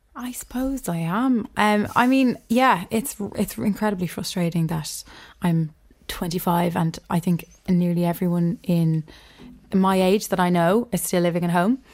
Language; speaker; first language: English; native; English